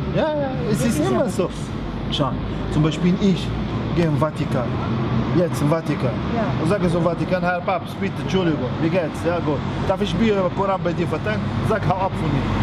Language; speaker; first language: German; non-native, learner; Arabic